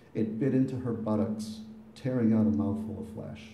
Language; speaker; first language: English; native; English